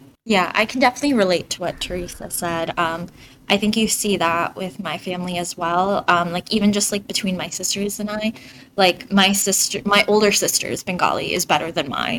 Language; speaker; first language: English; early bilingual, other home language; Bangla